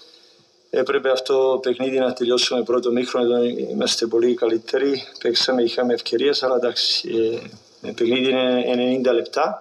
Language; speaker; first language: Greek; non-native, fluent; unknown